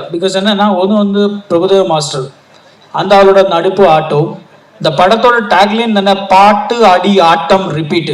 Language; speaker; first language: Tamil; non-native, learner; Malayalam